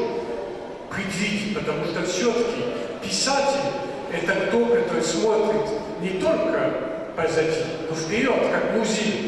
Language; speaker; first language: Russian; non-native, learner; French